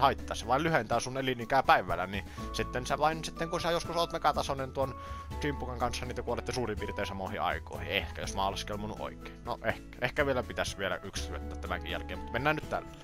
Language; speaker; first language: Finnish; native; Finnish